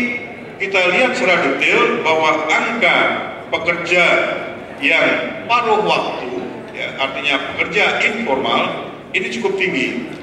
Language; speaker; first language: Indonesian; native; Indonesian